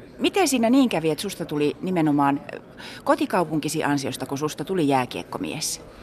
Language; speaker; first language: Finnish; native; Finnish